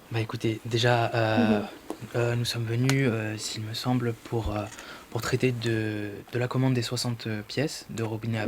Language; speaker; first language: French; native; French